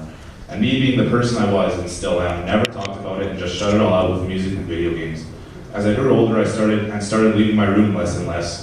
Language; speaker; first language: English; native; English